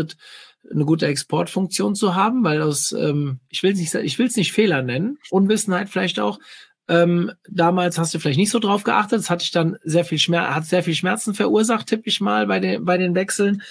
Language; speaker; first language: German; native; German